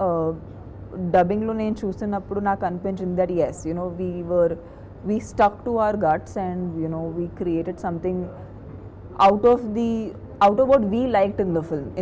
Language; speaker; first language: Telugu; non-native, fluent; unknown